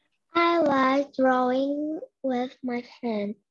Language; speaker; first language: English; non-native, learner; Vietnamese